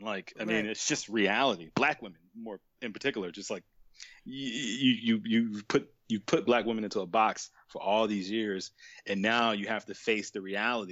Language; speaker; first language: English; native; English